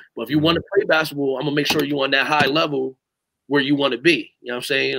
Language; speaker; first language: English; native; English